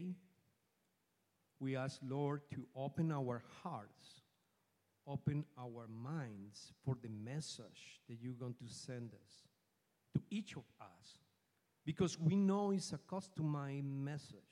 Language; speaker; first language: English; non-native, fluent; Spanish